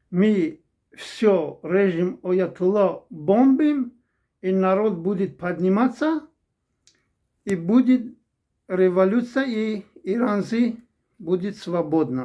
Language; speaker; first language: Russian; non-native, fluent; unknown